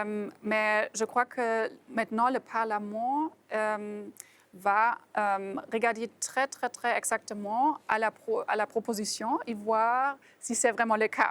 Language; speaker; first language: French; non-native, fluent; German